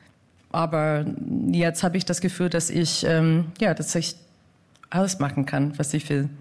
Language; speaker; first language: German; non-native, fluent; English